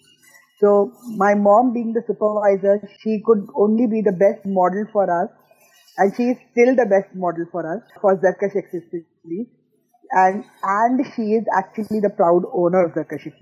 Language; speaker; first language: English; non-native, local second language; Gujarati